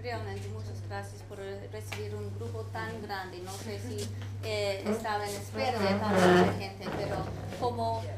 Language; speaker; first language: Spanish; non-native, fluent; English